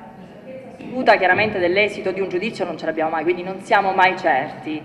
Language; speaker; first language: Italian; native; Italian